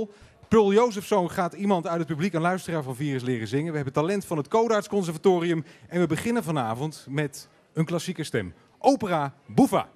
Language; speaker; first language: Dutch; native; Dutch